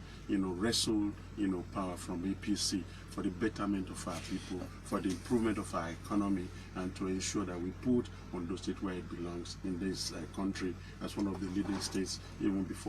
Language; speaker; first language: English; non-native, local second language; Yoruba